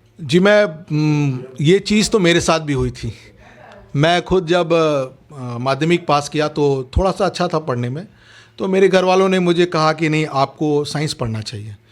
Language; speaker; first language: Hindi; native; Hindi